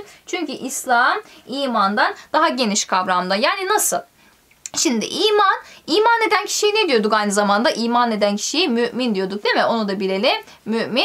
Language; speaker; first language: Turkish; native; Turkish